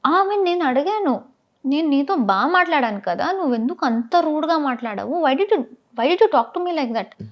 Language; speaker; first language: Telugu; non-native, local second language; Tamil